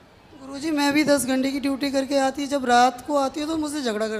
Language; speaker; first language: Hindi; native; Hindi